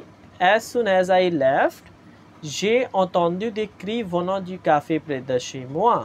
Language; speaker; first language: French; non-native, fluent; Hindi